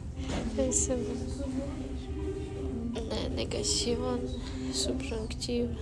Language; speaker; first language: French; non-native, learner; Ukrainian